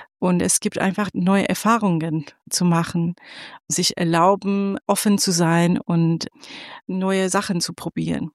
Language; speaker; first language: German; non-native, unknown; Persian